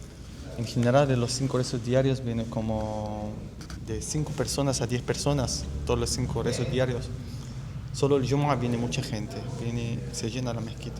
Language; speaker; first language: Spanish; non-native, fluent; Arabic